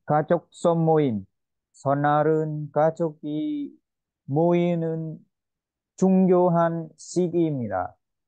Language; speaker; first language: Korean; non-native, learner; Vietnamese